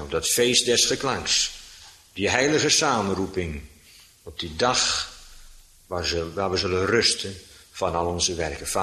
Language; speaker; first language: Dutch; native; Dutch